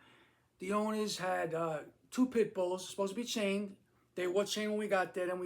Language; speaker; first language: English; native; English